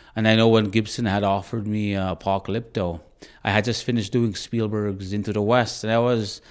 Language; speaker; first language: English; native; English